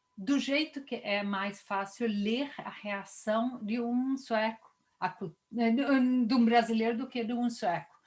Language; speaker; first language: Portuguese; non-native, fluent; Swedish